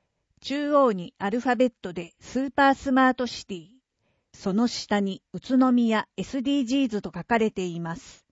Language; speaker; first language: Japanese; native; Japanese